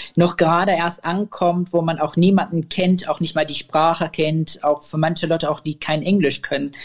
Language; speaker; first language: German; non-native, fluent; Arabic